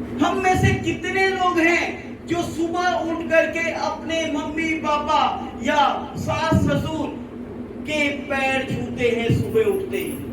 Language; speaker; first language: Hindi; native; Hindi